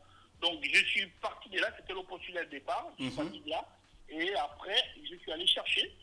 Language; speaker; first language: French; native; French